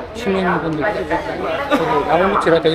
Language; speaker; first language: Korean; native; Korean